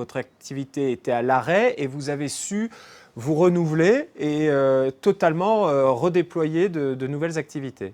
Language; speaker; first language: French; native; French